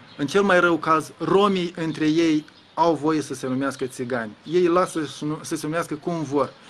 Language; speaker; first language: Romanian; native; Romanian